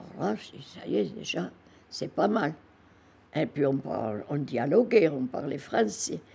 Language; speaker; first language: French; native; French